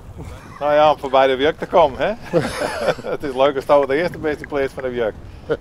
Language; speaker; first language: Dutch; non-native, local second language; Western Frisian